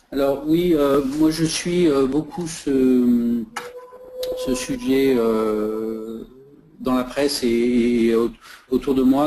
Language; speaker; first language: French; native; French